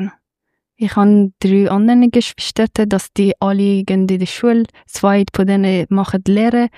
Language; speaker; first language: German; non-native, fluent; Persian